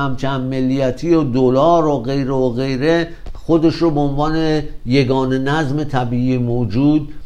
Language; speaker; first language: Persian; native; Persian